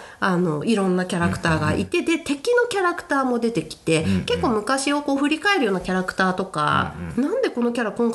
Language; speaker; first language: Japanese; native; Japanese